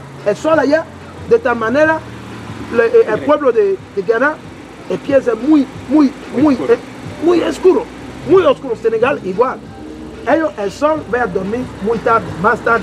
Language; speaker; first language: Spanish; non-native, learner; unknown